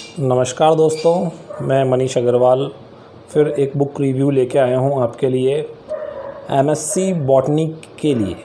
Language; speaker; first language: Hindi; native; Hindi